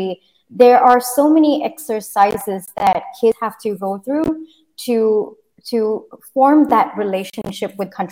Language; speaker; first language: English; early bilingual, other home language; Kannada